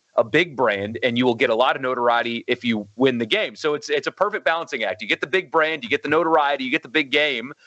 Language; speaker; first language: English; native; English